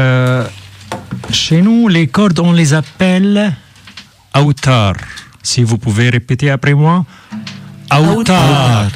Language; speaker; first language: French; non-native, fluent; Arabic